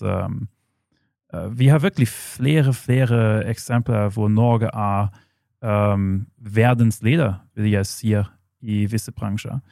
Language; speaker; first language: Norwegian; non-native, fluent; German